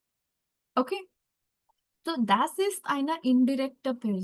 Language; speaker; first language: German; non-native, fluent; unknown